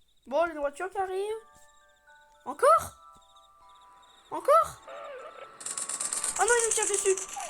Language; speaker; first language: French; native; French